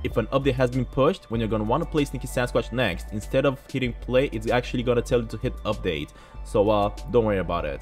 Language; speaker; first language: English; non-native, fluent; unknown